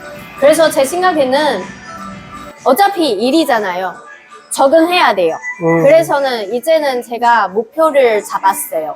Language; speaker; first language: Korean; non-native, fluent; Chinese